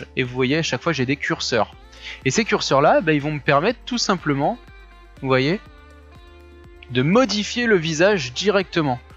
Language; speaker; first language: French; native; French